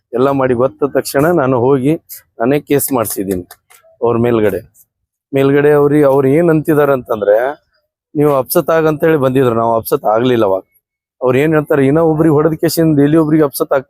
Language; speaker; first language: Kannada; non-native, local second language; Lambadi